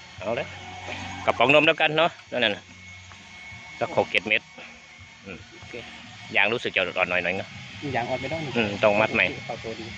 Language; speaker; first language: Thai; native; Thai